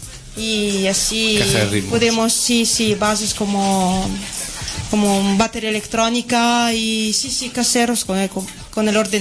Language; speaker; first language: Spanish; non-native, learner; Italian